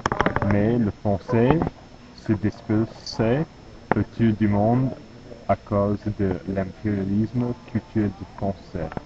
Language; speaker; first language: French; non-native, learner; English